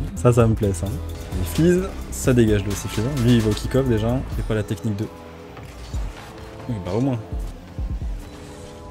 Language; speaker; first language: French; native; French